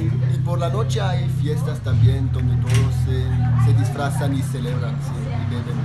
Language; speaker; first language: Spanish; non-native, learner; German